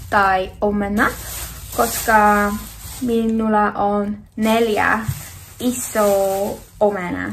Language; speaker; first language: Finnish; non-native, learner; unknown